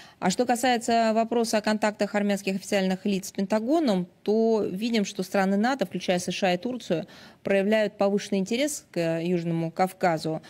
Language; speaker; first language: Russian; native; Russian